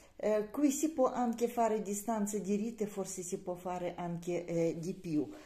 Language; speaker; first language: Italian; non-native, learner; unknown